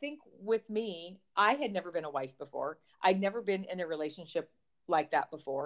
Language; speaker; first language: English; native; English